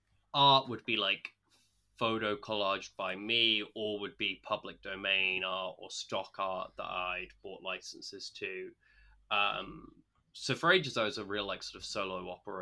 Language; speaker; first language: English; native; English